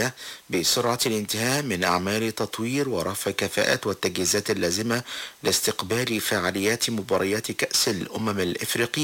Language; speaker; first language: Arabic; native; Arabic